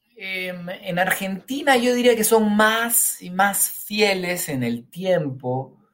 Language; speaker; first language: Spanish; native; Spanish